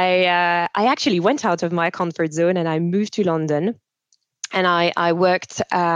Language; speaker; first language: English; non-native, fluent; French